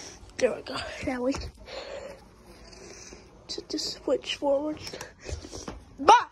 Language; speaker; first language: English; native; English